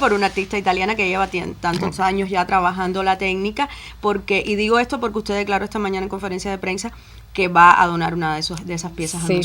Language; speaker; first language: Spanish; native; Spanish